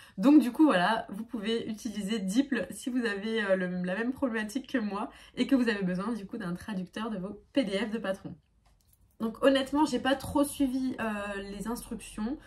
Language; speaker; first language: French; native; French